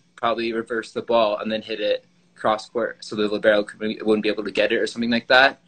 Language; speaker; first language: English; native; English